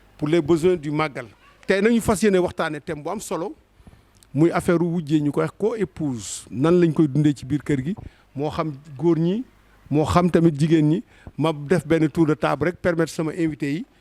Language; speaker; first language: Wolof; native; Wolof